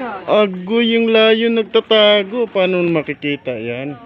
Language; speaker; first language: Filipino; native; Filipino